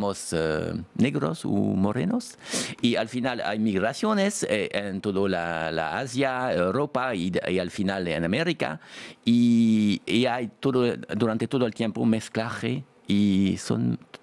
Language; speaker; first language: Spanish; non-native, fluent; French